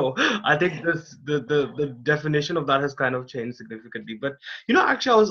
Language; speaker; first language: English; non-native, local second language; Hindi